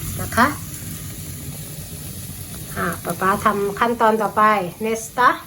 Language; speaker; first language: Thai; native; Thai